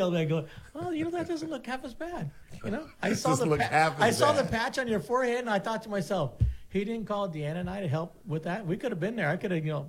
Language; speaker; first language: English; native; English